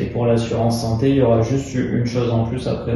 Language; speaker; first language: French; native; French